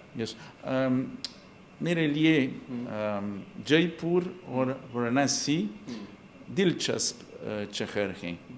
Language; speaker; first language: Hindi; non-native, learner; Portuguese